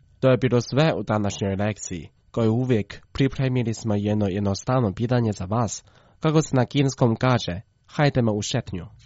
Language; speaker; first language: Croatian; non-native, fluent; Chinese